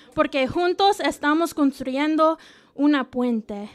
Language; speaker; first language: Spanish; early bilingual, heritage; Spanish